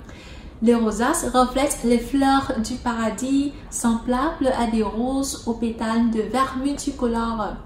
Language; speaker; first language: French; non-native, fluent; Vietnamese